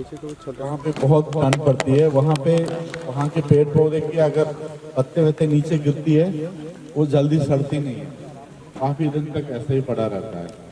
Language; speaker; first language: Hindi; native; Hindi